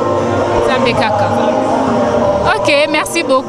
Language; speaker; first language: French; non-native, local second language; Lingala